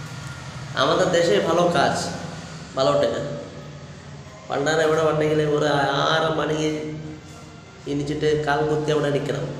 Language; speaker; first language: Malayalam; non-native, learner; Bangla